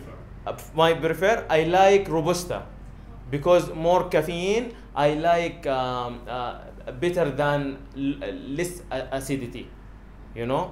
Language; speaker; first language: English; non-native, learner; Arabic